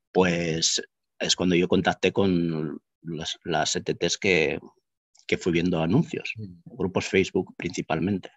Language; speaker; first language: Spanish; native; Spanish